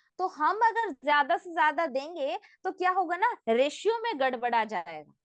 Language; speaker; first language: Hindi; non-native, local second language; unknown